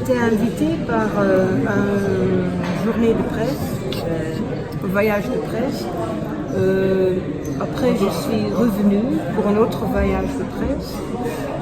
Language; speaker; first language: French; non-native, fluent; Dutch